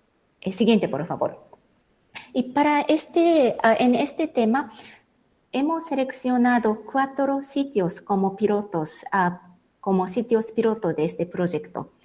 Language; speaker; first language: Spanish; non-native, fluent; Japanese